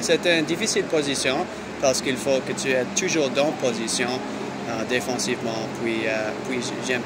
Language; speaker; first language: French; non-native, learner; English